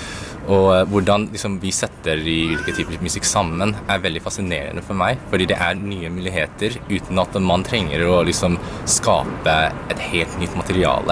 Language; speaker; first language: Norwegian; early bilingual, other home language; Cantonese